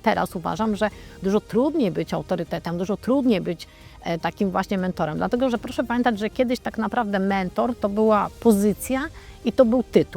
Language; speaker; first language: Polish; native; Polish